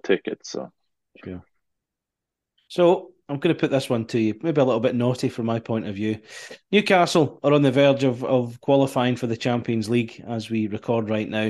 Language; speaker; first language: English; native; English